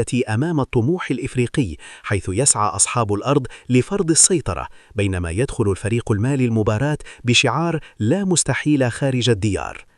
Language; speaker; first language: Arabic; native; Arabic